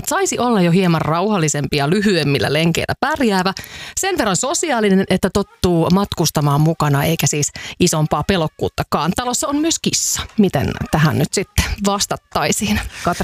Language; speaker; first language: Finnish; native; Finnish